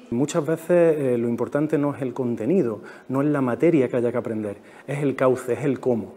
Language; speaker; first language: Spanish; native; Spanish